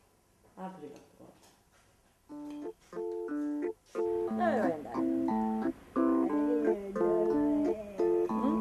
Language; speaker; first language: Italian; non-native, learner; Polish